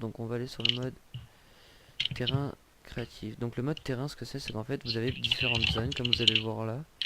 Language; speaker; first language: French; native; French